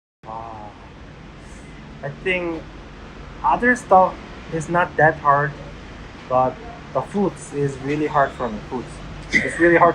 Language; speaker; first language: English; non-native, learner; Korean